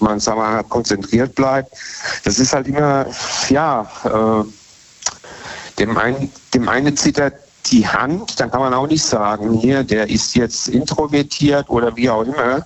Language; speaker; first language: German; native; German